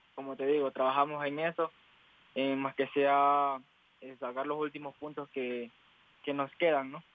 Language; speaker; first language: Spanish; native; Spanish